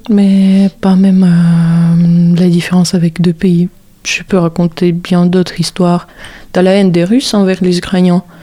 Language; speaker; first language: French; non-native, fluent; Russian